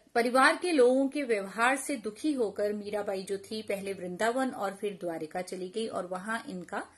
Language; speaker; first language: Hindi; non-native, local second language; Punjabi